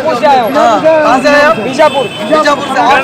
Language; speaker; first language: Hindi; native; Hindi